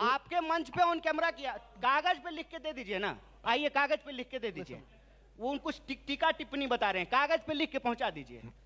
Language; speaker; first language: Hindi; native; Hindi